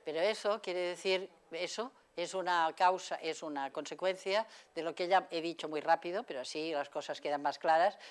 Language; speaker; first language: Spanish; non-native, local second language; Catalan